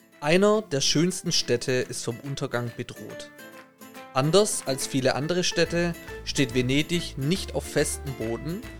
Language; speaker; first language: German; native; German